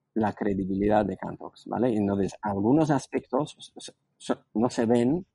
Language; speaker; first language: Spanish; non-native, fluent; Slovak